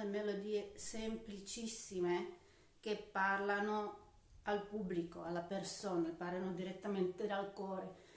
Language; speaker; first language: Italian; non-native, fluent; Czech